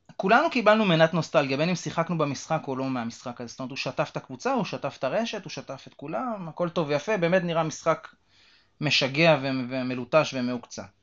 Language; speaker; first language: Hebrew; native; Hebrew